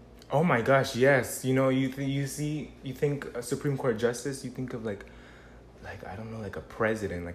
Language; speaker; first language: English; early bilingual, other home language; Spanish